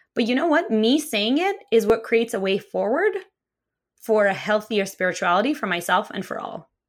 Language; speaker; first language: English; early bilingual, other home language; Russian